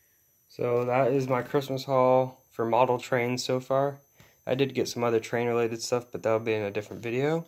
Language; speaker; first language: English; native; English